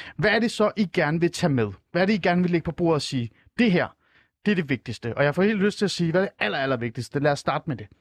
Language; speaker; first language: Danish; early bilingual, other home language; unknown